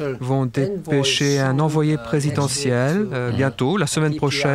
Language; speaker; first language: French; non-native, learner; Korean